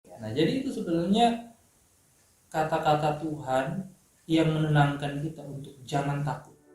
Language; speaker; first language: Indonesian; native; Indonesian